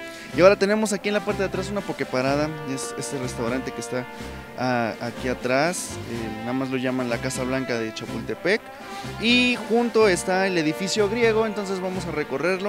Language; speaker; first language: Spanish; native; Spanish